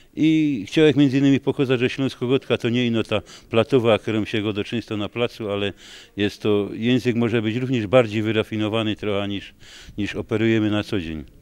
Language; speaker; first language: Polish; native; Polish